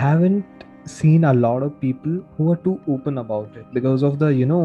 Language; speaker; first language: English; non-native, local second language; Hindi